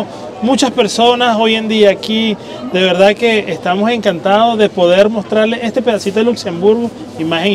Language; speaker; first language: Spanish; native; Spanish